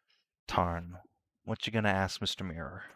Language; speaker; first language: English; native; English